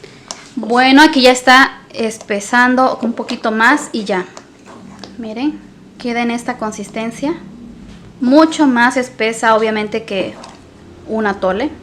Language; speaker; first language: Spanish; native; Spanish